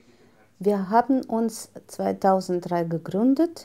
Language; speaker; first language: German; non-native, fluent; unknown